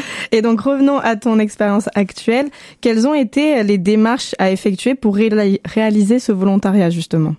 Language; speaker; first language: French; native; French